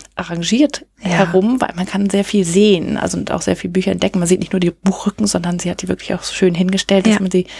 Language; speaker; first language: German; native; German